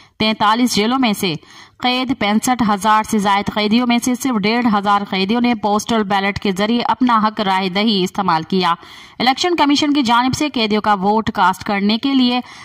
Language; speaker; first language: Urdu; non-native, local second language; Sindhi